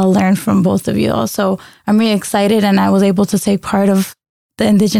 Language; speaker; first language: English; early bilingual, other home language; Spanish